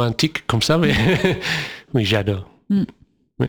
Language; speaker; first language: French; non-native, fluent; English